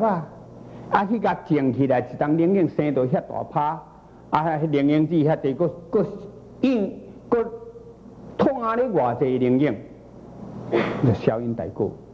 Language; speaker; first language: Chinese; native; Chinese